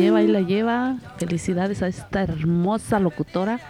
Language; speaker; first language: Spanish; native; Spanish